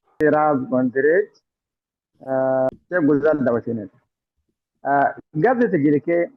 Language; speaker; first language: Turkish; non-native, learner; Arabic